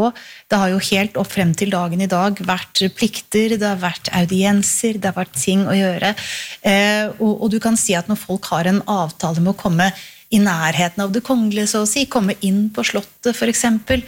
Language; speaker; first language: Norwegian; native; Norwegian